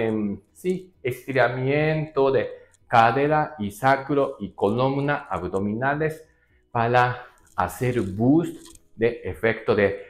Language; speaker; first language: Spanish; non-native, learner; Japanese